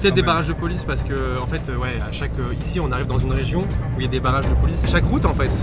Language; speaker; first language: French; native; French